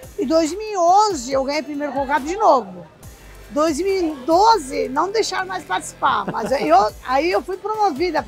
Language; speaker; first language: Portuguese; early bilingual, other home language; Japanese